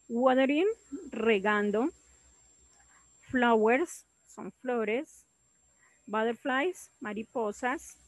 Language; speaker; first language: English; non-native, learner; Spanish